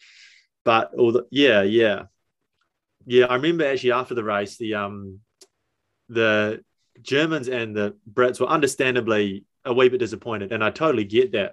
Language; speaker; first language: English; native; English